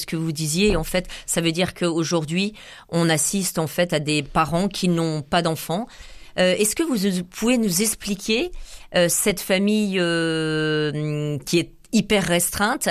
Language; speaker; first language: French; native; French